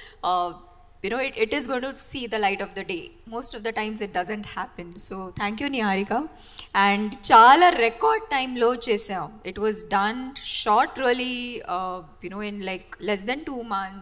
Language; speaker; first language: English; non-native, local second language; Marathi